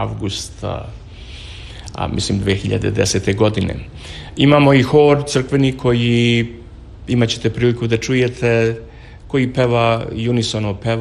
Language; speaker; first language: Serbian; native; Serbian